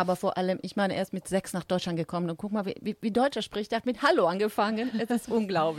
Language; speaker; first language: German; non-native, fluent; Italian